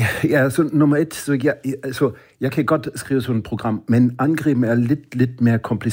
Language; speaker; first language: Danish; non-native, fluent; German